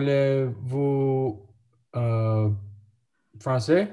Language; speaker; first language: French; non-native, learner; English